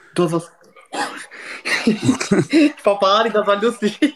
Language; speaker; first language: German; non-native, learner; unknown